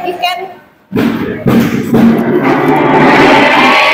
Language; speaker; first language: English; non-native, learner; Indonesian